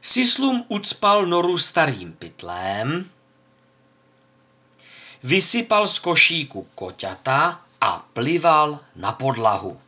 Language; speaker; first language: Czech; native; Czech